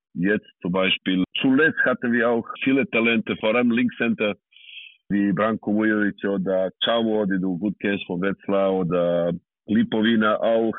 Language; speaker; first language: German; non-native, fluent; Serbian